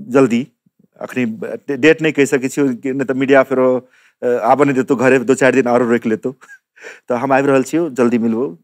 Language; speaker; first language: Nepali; non-native, local second language; Maithili